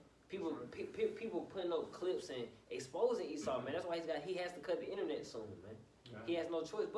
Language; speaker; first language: English; native; English